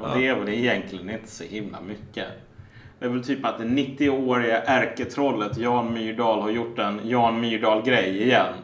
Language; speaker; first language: Swedish; native; Swedish